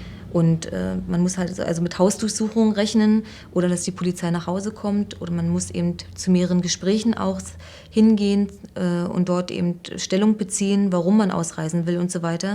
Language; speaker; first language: German; native; German